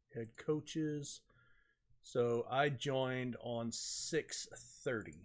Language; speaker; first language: English; native; English